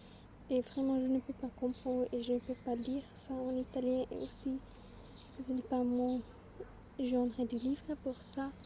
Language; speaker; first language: French; non-native, learner; German